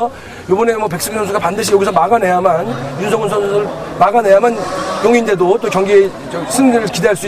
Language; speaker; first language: Korean; native; Korean